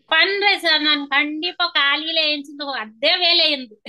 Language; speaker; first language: Tamil; non-native, fluent; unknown